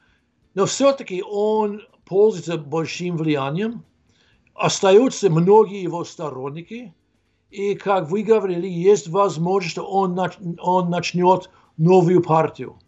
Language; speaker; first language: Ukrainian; non-native, fluent; English